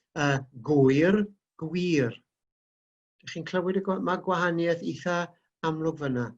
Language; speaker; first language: Welsh; native; Welsh